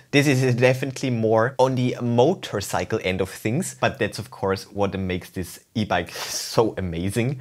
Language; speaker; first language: English; non-native, fluent; German